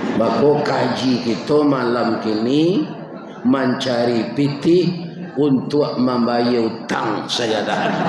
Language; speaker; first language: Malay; non-native, local second language; Minangkabau